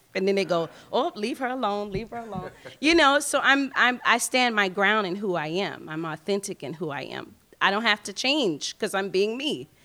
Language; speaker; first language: English; native; English